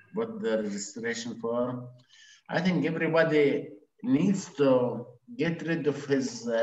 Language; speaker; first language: English; non-native, fluent; Arabic